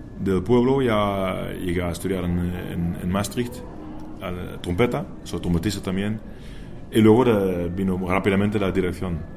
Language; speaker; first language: Spanish; non-native, fluent; Dutch